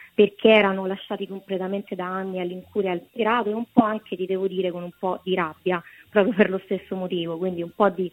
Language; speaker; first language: Italian; native; Italian